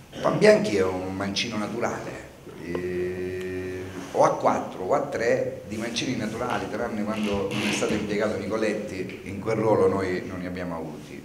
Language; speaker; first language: Italian; native; Italian